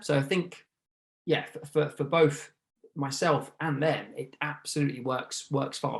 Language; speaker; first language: English; native; English